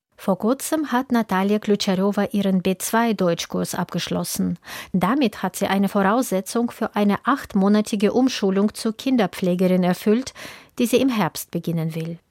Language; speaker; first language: German; native; German